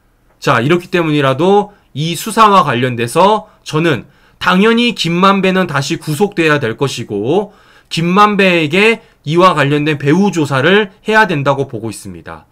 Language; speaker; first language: Korean; native; Korean